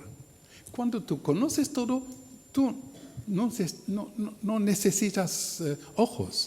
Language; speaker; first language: Spanish; non-native, learner; German